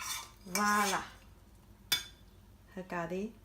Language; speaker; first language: French; non-native, learner; Chinese